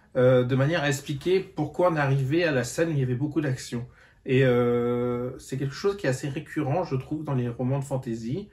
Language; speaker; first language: French; native; French